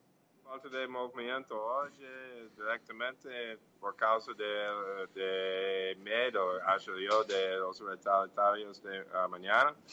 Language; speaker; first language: Portuguese; non-native, fluent; English